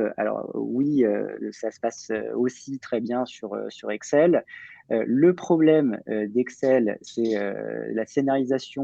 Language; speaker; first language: French; native; French